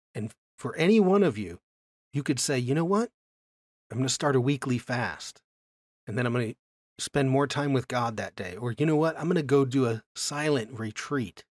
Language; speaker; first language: English; native; English